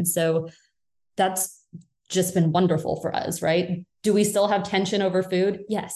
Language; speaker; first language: English; native; English